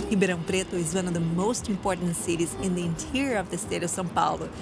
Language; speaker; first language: English; non-native, fluent; Portuguese